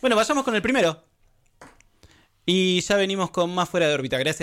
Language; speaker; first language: Spanish; native; Spanish